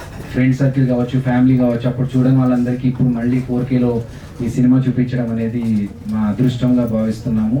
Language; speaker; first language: Telugu; native; Telugu